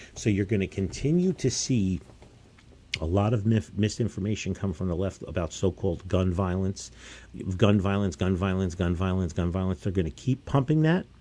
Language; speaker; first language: English; native; English